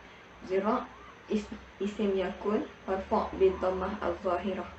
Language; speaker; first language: Arabic; non-native, learner; Malay